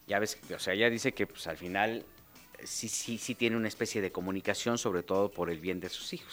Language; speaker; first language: Spanish; native; Spanish